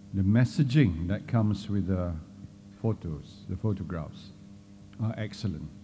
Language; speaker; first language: English; non-native, local second language; Malay